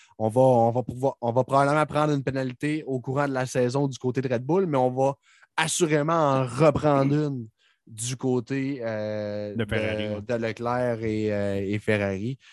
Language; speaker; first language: French; native; French